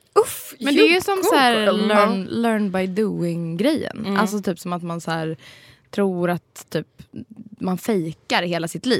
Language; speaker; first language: Swedish; native; Swedish